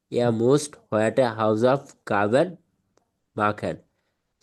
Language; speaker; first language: German; non-native, learner; Bangla